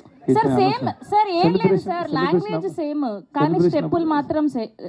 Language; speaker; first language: Telugu; native; Telugu